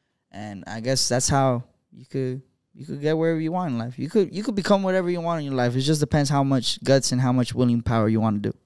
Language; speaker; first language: English; early bilingual, other home language; Spanish